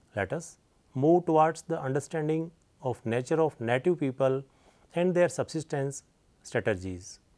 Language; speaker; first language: English; non-native, local second language; Hindi